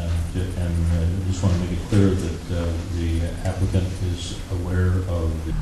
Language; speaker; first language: English; native; English